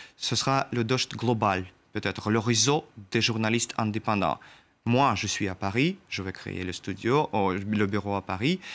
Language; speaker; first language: French; non-native, learner; Russian